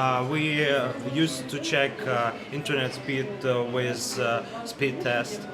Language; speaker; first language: English; non-native, learner; Russian